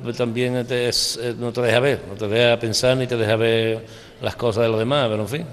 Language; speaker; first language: Spanish; native; Spanish